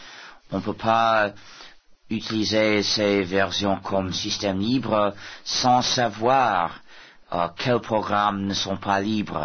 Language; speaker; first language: French; non-native, fluent; English